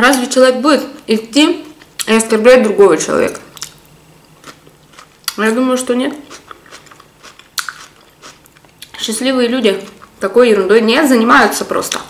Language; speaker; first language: Russian; native; Russian